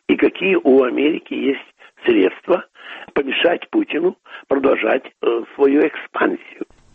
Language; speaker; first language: Russian; native; Russian